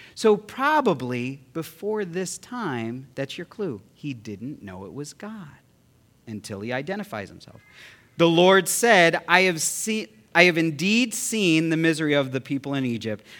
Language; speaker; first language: English; early bilingual, other home language; Filipino